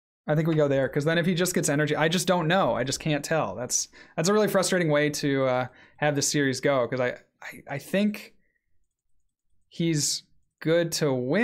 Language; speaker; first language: English; native; English